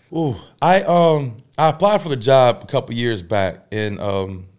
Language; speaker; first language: English; native; English